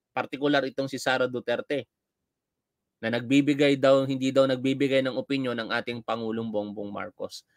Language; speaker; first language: Filipino; native; Filipino